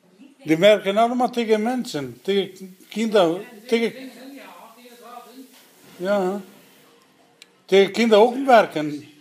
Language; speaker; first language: Dutch; non-native, learner; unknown